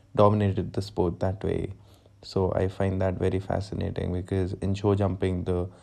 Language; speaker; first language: English; non-native, local second language; Hindi